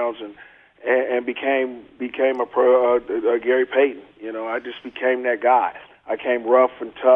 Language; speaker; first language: English; native; English